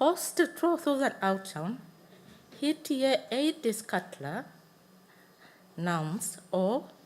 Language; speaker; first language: Icelandic; non-native, learner; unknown